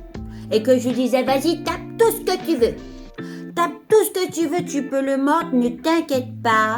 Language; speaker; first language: French; native; French